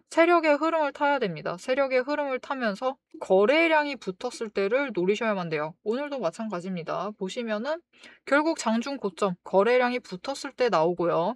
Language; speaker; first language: Korean; native; Korean